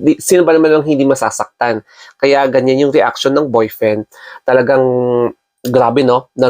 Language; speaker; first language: Filipino; non-native, local second language; Iloko